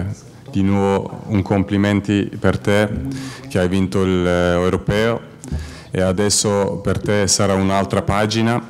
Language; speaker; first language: Italian; non-native, fluent; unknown